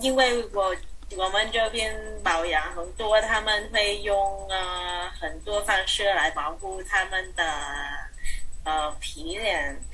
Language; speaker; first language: Chinese; non-native, fluent; Vietnamese